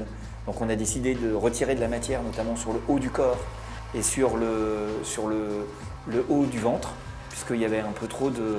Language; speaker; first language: French; native; French